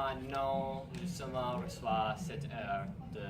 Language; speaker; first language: French; non-native, learner; English